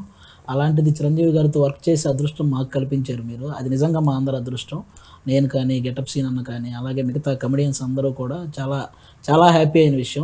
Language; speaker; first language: Telugu; native; Telugu